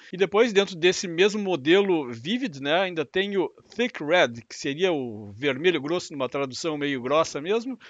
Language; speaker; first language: Portuguese; native; Portuguese